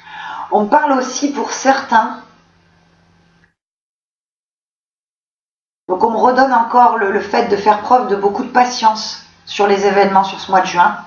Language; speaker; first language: French; native; French